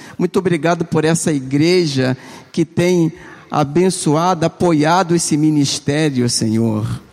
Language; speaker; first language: Portuguese; native; Portuguese